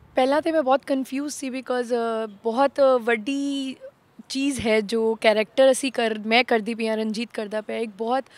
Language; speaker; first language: Punjabi; native; Punjabi